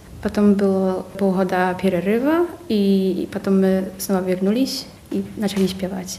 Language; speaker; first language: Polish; non-native, local second language; Belarusian